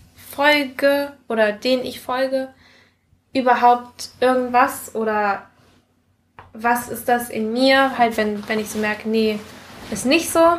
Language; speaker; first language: German; early bilingual, other home language; Spanish